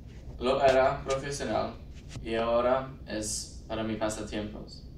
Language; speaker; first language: Spanish; non-native, learner; English